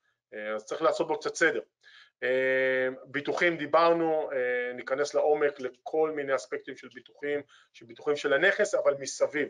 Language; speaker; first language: Hebrew; native; Hebrew